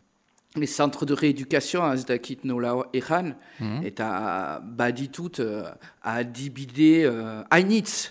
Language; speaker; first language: Basque; non-native, local second language; French